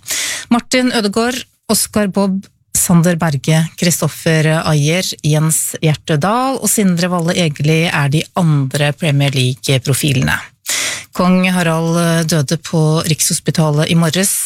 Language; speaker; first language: Norwegian; native; Norwegian